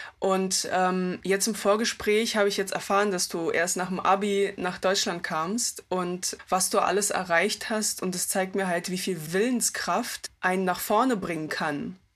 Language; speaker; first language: German; early bilingual, other home language; Russian